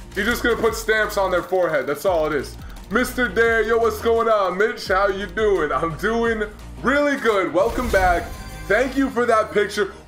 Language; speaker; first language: English; native; English